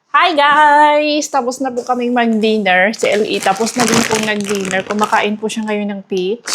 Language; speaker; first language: Filipino; non-native, local second language; Cebuano